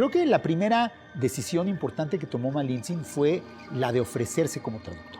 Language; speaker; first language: Spanish; native; Spanish